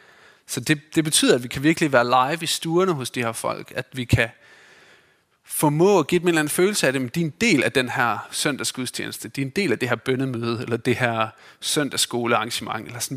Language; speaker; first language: Danish; native; Danish